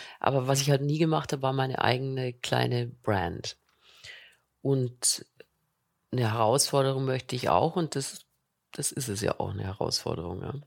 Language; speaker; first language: German; native; German